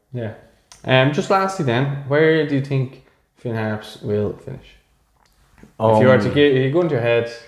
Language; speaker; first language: English; native; English